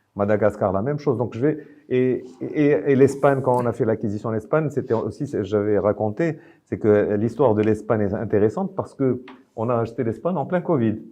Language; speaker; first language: French; non-native, local second language; Arabic